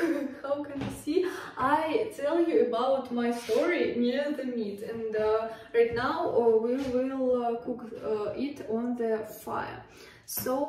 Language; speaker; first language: English; non-native, learner; Russian